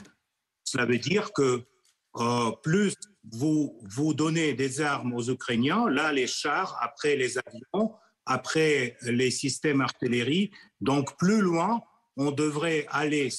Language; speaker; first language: French; non-native, fluent; Russian